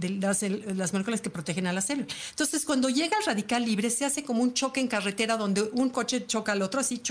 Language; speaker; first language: Spanish; native; Spanish